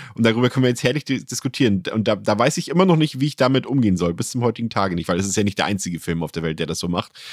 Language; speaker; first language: German; native; German